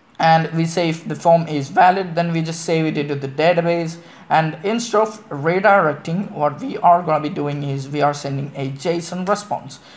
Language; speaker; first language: English; non-native, local second language; Malayalam